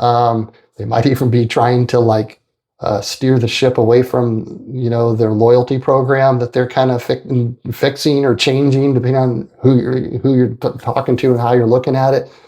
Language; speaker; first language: English; native; English